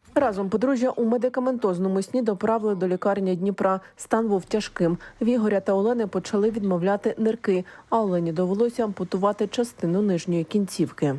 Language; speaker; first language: Ukrainian; native; Ukrainian